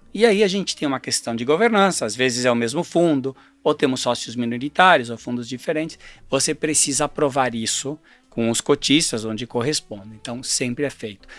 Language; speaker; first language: Portuguese; early bilingual, other home language; Spanish